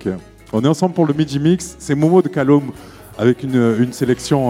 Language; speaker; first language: French; native; French